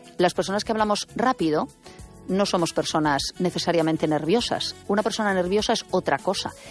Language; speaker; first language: Spanish; native; Spanish